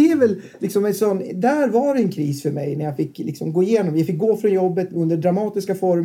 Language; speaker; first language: Swedish; native; Swedish